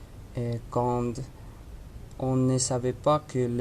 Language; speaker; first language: French; non-native, learner; Spanish